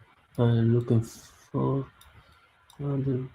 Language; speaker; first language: English; non-native, learner; Italian